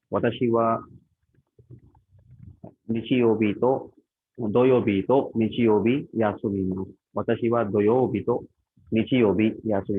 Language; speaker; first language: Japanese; non-native, fluent; Urdu